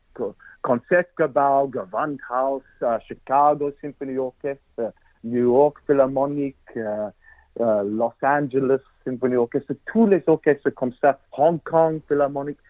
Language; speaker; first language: French; non-native, learner; English